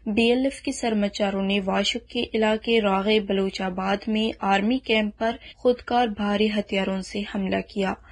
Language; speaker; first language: Urdu; non-native, local second language; Baluchi